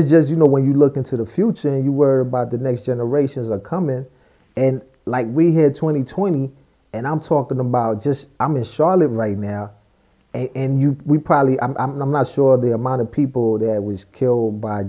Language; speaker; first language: English; native; English